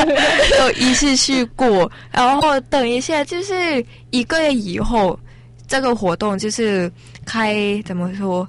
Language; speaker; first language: Chinese; non-native, learner; Thai